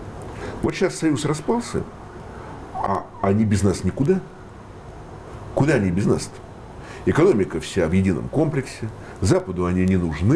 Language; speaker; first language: Russian; native; Russian